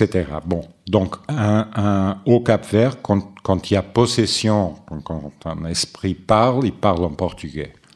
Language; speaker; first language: French; non-native, fluent; Portuguese